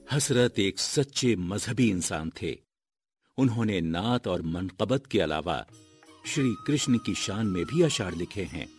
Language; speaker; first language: Urdu; native; Urdu